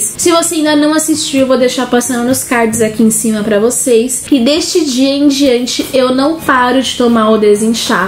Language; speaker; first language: Portuguese; native; Portuguese